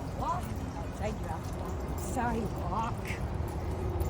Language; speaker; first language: English; native; English